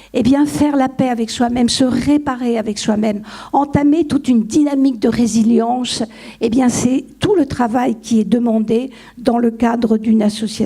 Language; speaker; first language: French; native; French